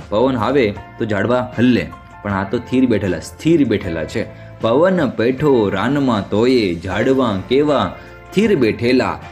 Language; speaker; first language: Gujarati; native; Gujarati